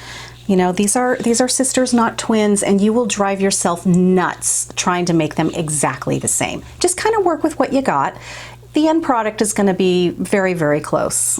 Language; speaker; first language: English; native; English